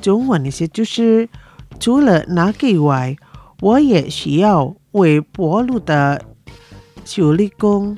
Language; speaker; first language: Chinese; non-native, local second language; Indonesian